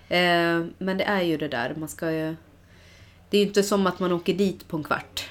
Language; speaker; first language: Swedish; native; Swedish